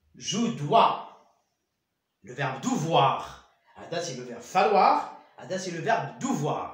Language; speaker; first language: French; non-native, local second language; Arabic